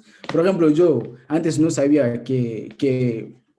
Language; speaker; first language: Spanish; non-native, learner; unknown